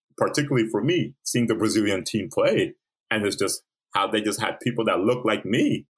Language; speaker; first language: English; early bilingual, other home language; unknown